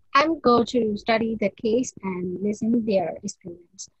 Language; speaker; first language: English; non-native, learner; Burmese